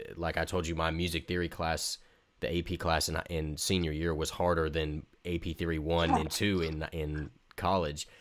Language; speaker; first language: English; native; English